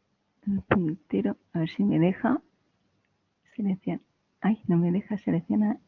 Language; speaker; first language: Spanish; native; Spanish